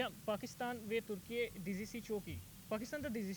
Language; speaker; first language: Turkish; non-native, learner; Urdu